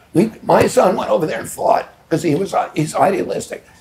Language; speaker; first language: English; native; English